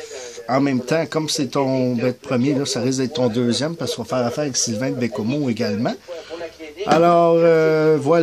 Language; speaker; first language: French; native; French